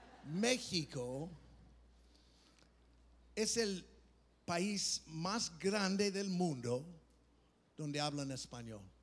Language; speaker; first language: Spanish; non-native, fluent; English